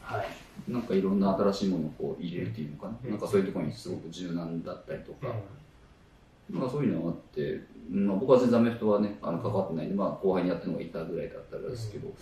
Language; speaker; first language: Japanese; native; Japanese